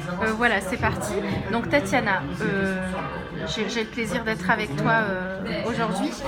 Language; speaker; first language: French; native; French